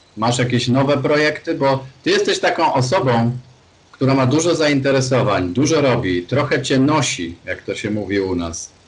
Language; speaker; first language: Polish; native; Polish